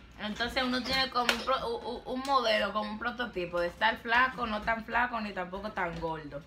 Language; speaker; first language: Spanish; native; Spanish